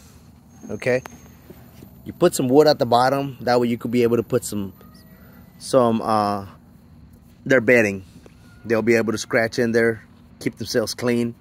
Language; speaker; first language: English; native; English